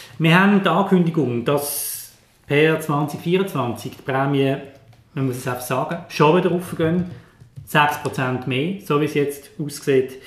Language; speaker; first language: German; native; German